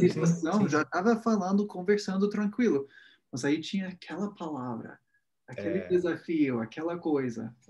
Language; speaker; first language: Portuguese; non-native, fluent; English